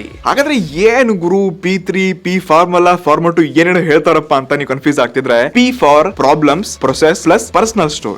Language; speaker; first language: Kannada; native; Kannada